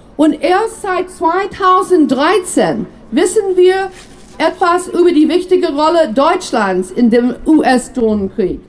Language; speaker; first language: German; non-native, fluent; English